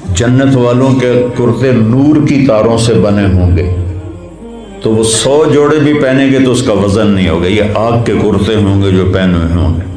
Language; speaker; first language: Urdu; non-native, local second language; Punjabi